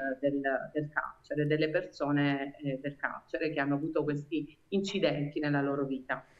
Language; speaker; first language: Italian; native; Italian